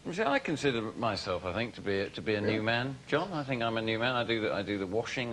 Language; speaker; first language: English; native; English